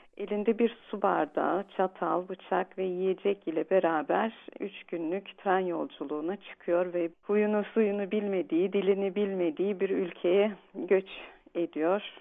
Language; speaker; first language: Turkish; early bilingual, heritage; Turkish